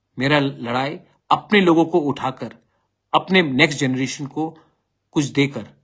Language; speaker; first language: Hindi; non-native, local second language; Bangla